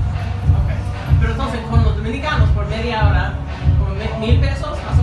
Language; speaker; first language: Spanish; non-native, learner; English